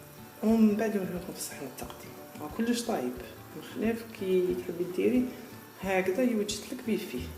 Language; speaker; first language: Arabic; native; Arabic